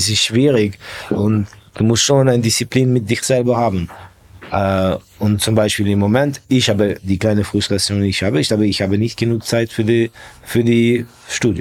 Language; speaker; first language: German; non-native, fluent; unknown